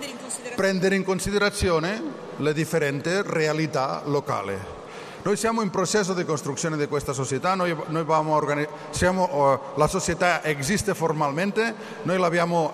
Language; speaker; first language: Italian; non-native, learner; Catalan